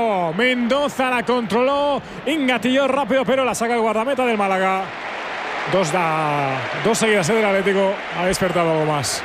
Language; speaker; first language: Spanish; native; Spanish